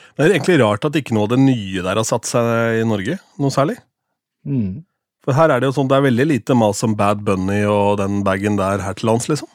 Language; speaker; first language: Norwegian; native; Norwegian